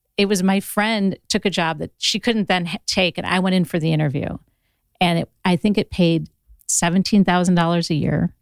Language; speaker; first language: English; native; English